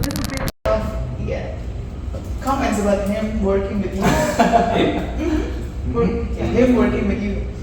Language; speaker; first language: English; non-native, fluent; Indonesian